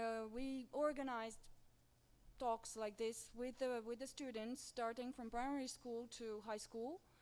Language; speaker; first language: English; non-native, fluent; Romanian